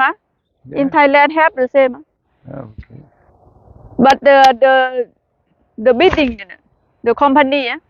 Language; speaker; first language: English; non-native, learner; Thai